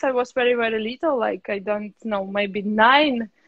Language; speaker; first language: English; non-native, learner; Russian